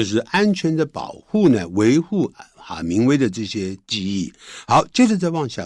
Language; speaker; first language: Chinese; native; Chinese